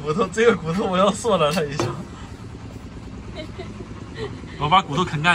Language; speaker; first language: Chinese; native; Chinese